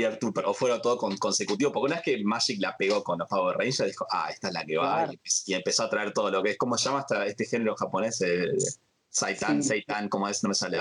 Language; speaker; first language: Spanish; native; Spanish